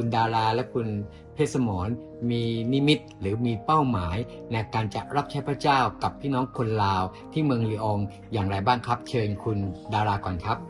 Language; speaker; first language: Thai; native; Thai